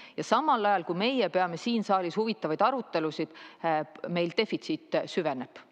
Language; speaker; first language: Estonian; native; Estonian